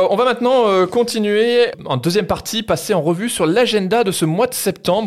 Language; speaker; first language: French; native; French